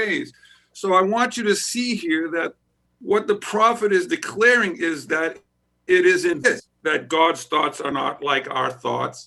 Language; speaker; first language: English; native; English